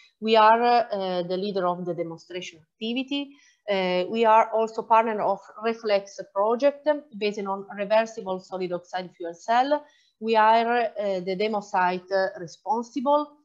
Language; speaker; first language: English; non-native, fluent; Italian